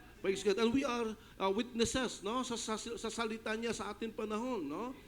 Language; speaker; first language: Filipino; non-native, local second language; Hiligaynon